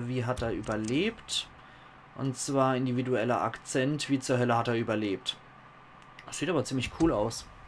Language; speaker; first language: German; native; German